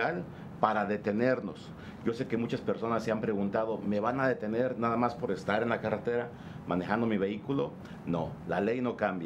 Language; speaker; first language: Spanish; native; Spanish